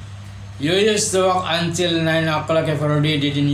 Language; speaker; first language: English; non-native, learner; Indonesian